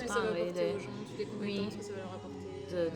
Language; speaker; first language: French; native; French